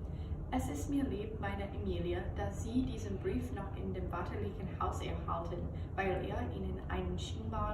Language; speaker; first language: German; non-native, learner; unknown